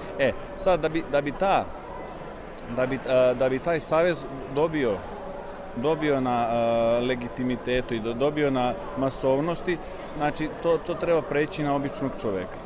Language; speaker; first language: Serbian; early bilingual, heritage; Serbian